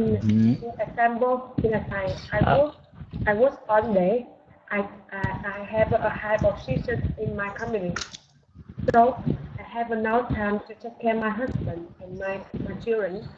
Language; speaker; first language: English; non-native, learner; Vietnamese